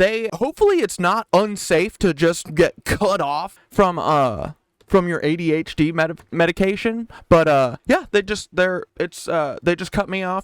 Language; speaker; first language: English; native; English